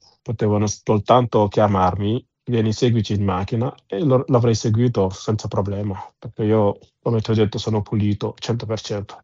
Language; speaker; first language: Italian; non-native, fluent; Wolof